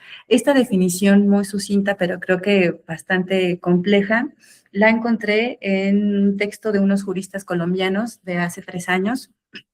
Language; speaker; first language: Spanish; native; Spanish